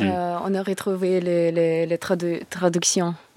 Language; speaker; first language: French; non-native, learner; Russian